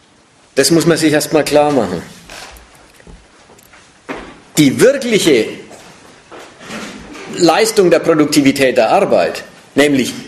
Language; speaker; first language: German; native; German